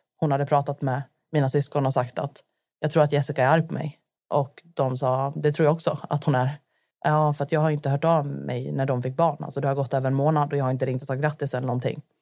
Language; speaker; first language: Swedish; early bilingual, other home language; Turoyo